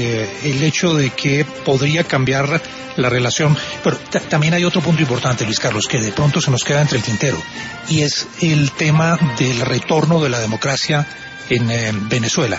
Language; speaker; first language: Spanish; native; Spanish